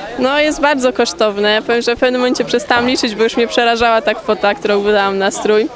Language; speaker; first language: Polish; native; Polish